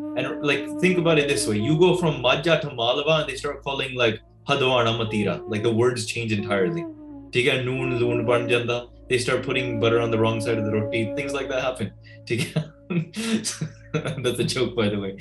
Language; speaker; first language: Punjabi; early bilingual, heritage; Punjabi